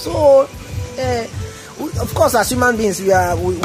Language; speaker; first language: English; non-native, local second language; Nigerian Pidgin